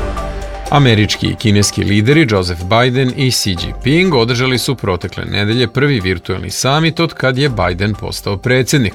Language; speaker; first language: Serbian; native; Serbian